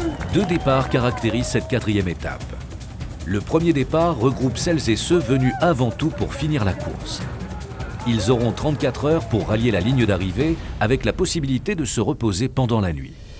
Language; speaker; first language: French; native; French